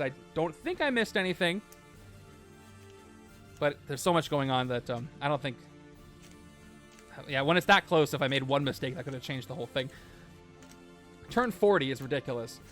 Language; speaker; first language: English; native; English